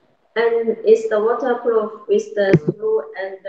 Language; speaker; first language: English; non-native, learner; Chinese